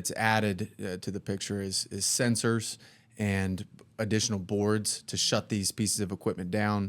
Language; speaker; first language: English; native; English